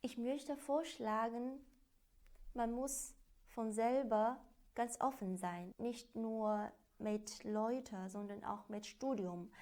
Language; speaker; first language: German; non-native, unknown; Chinese